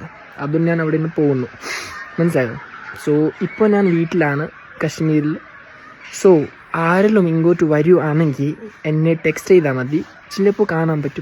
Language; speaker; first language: Malayalam; non-native, local second language; Kashmiri